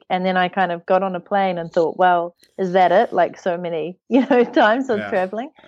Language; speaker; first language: English; native; English